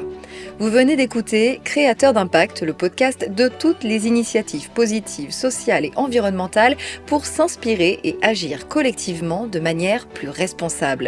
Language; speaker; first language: French; native; French